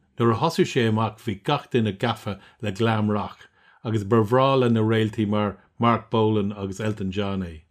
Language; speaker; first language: Irish; non-native, local second language; English